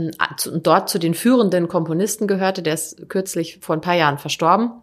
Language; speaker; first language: German; native; German